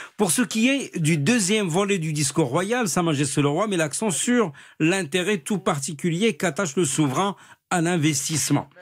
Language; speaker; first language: French; non-native, local second language; Arabic